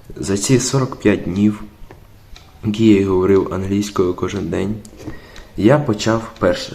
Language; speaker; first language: Ukrainian; native; Ukrainian